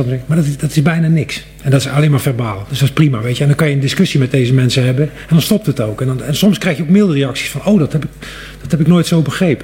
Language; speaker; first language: Dutch; native; Dutch